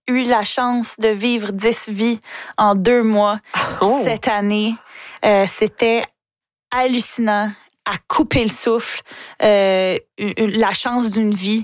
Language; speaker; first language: French; native; French